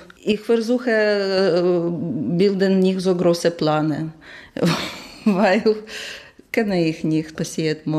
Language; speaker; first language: German; non-native, learner; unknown